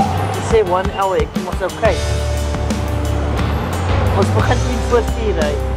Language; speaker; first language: English; non-native, learner; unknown